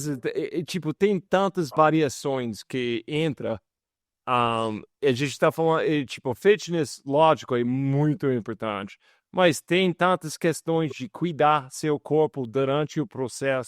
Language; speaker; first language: Portuguese; non-native, fluent; English